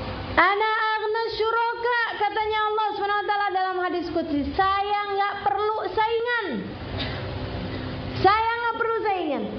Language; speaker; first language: Indonesian; native; Indonesian